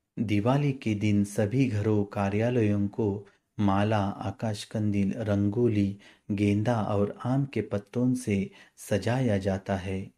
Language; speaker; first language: Hindi; non-native, local second language; Marathi